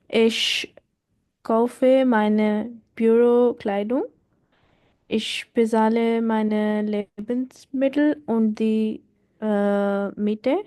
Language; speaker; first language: German; non-native, learner; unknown